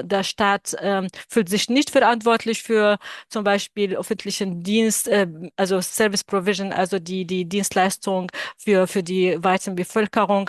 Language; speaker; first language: German; non-native, fluent; Arabic